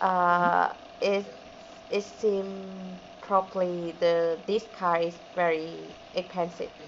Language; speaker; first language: English; non-native, learner; Vietnamese